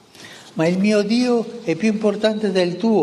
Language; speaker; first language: Italian; non-native, fluent; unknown